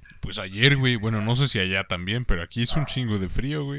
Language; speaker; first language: Spanish; native; Spanish